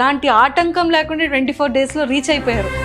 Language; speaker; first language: Telugu; native; Telugu